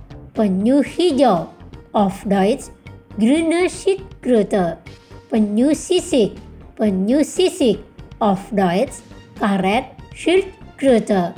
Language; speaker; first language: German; non-native, fluent; Indonesian